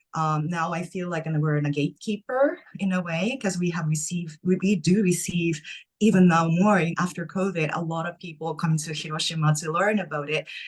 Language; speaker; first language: English; non-native, fluent; Japanese